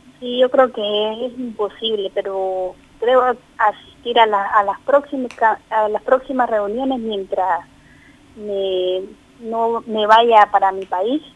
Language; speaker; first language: Spanish; native; Spanish